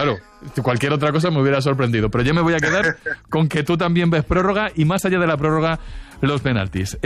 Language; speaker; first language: Spanish; native; Spanish